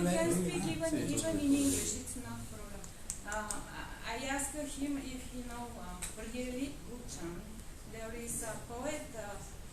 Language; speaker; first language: English; non-native, learner; Chinese